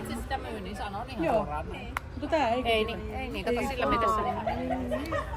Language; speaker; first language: Finnish; native; Finnish